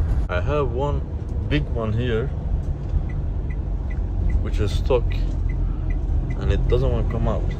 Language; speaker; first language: English; non-native, fluent; Persian